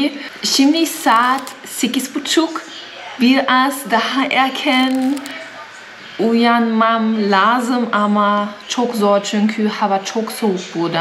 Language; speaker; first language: Turkish; non-native, learner; German